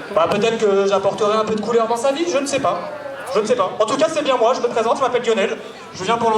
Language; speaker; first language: French; native; French